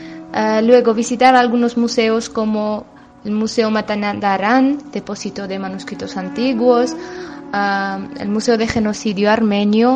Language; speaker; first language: Spanish; non-native, fluent; Armenian